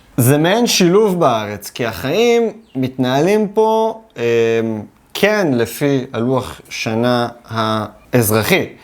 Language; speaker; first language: Hebrew; native; Hebrew